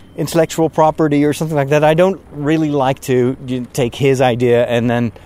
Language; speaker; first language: English; non-native, fluent; Dutch